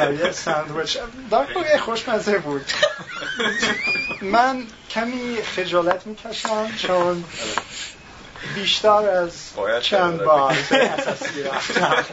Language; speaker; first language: Persian; non-native, learner; English